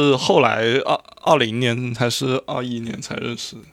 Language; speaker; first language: Chinese; native; Chinese